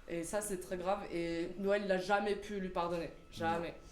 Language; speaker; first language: French; native; French